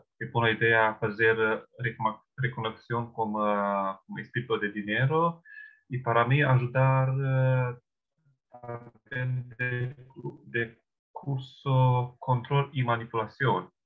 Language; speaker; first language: Spanish; non-native, learner; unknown